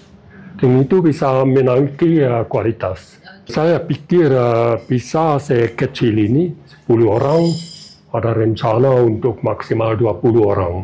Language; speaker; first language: Indonesian; non-native, learner; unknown